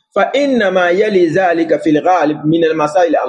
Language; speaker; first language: Arabic; non-native, fluent; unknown